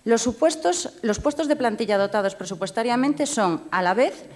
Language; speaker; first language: Spanish; native; Spanish